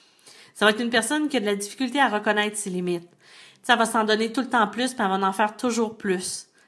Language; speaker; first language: French; native; French